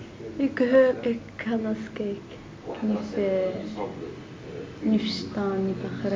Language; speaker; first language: Dutch; non-native, learner; Arabic